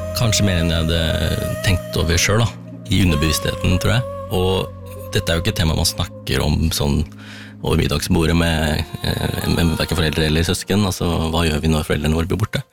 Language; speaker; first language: Norwegian; early bilingual, other home language; Tamil